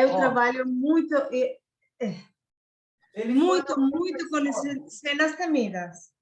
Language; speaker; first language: Portuguese; non-native, fluent; Spanish